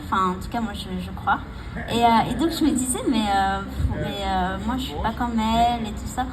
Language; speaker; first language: French; native; French